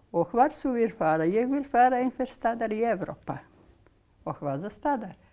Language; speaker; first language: Icelandic; non-native, learner; Serbian